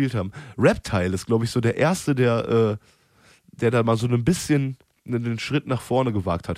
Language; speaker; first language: German; native; German